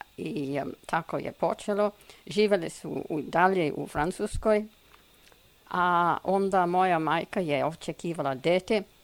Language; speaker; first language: Serbian; non-native, fluent; English